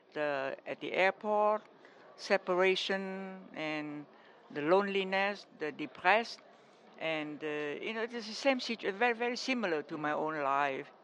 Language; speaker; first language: English; non-native, fluent; Vietnamese